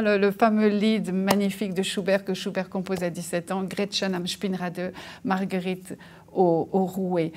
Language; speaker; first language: French; native; French